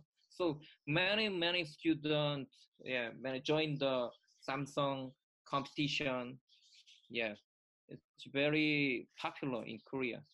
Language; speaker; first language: English; non-native, learner; Korean